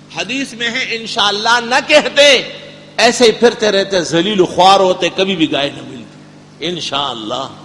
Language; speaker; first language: Urdu; non-native, local second language; Pashto